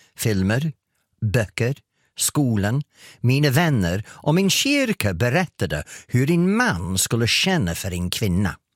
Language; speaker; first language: Swedish; non-native, fluent; English